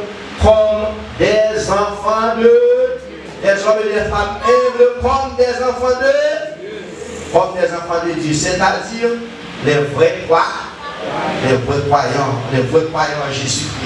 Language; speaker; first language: French; non-native, learner; Haitian Creole